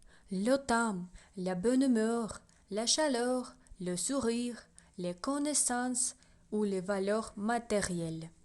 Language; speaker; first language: French; non-native, fluent; Russian